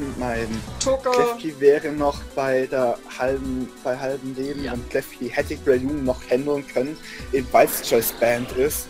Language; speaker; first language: German; native; German